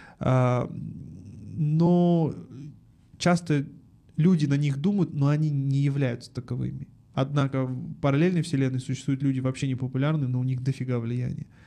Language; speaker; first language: Russian; native; Russian